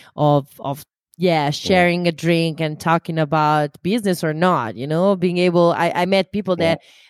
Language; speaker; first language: English; non-native, fluent; Italian